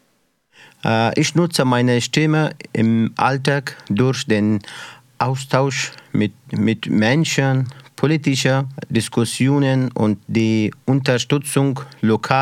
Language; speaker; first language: German; non-native, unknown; Persian